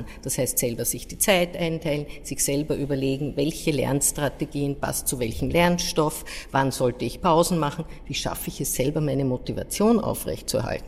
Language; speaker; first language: German; native; German